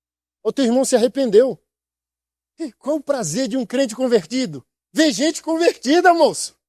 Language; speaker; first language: Portuguese; native; Portuguese